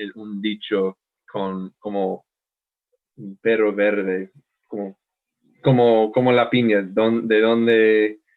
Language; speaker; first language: Spanish; non-native, learner; English